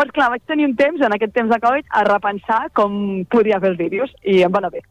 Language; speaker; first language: Catalan; native; Catalan